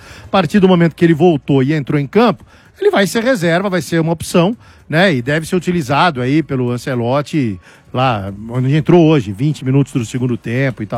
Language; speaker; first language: Portuguese; native; Portuguese